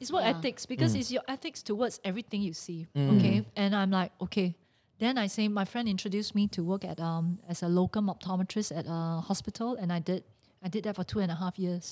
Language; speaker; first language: English; non-native, local second language; Chinese